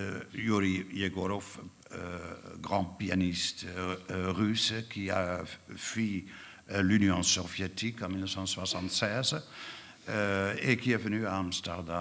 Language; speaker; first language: French; non-native, fluent; Dutch